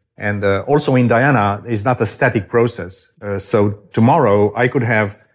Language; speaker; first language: English; non-native, fluent; Romanian